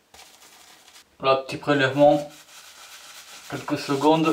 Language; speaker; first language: French; native; French